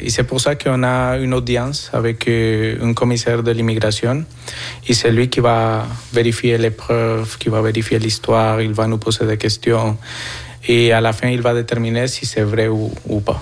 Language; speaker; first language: French; non-native, fluent; Spanish